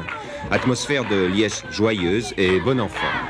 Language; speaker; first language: French; native; French